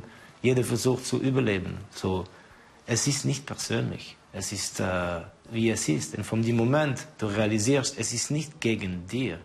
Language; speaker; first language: German; non-native, fluent; Estonian